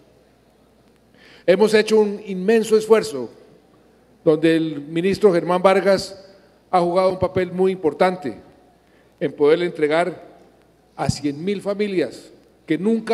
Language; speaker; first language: Spanish; native; Spanish